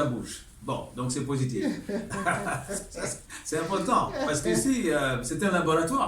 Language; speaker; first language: French; native; French